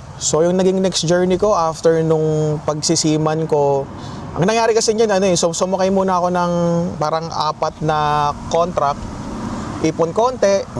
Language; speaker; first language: Filipino; native; Filipino